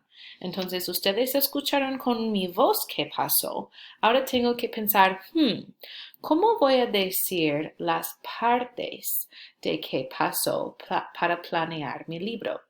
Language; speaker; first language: Spanish; non-native, fluent; English